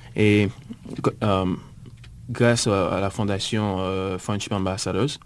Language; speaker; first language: French; native; French